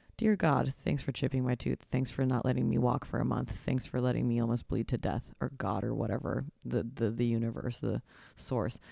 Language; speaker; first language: English; early bilingual, other home language; Polish